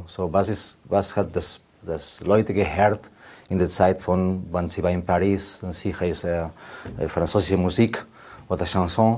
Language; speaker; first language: German; non-native, learner; Spanish